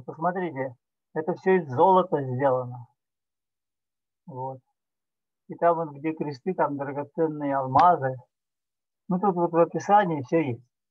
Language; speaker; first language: Russian; native; Russian